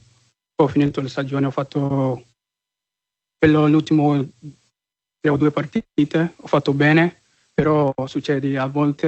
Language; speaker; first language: Italian; non-native, learner; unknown